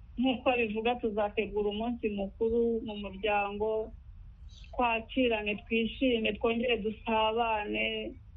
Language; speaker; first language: Kinyarwanda; native; Kinyarwanda